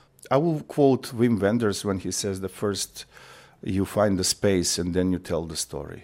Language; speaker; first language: English; non-native, fluent; Macedonian